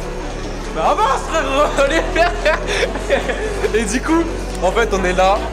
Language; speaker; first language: French; native; French